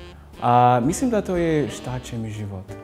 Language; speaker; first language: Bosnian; non-native, learner; English